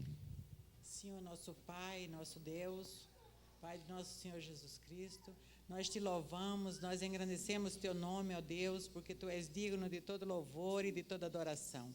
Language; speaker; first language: Portuguese; native; Portuguese